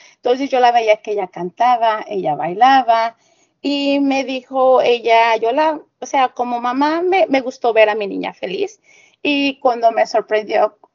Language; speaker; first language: Spanish; native; Spanish